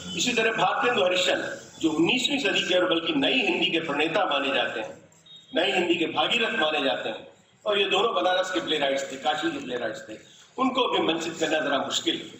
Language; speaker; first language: Hindi; native; Hindi